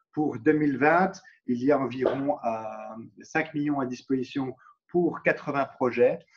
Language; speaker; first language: French; native; French